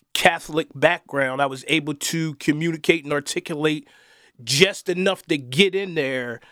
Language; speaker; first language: English; native; English